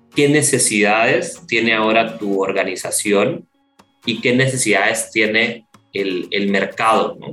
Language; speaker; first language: Spanish; native; Spanish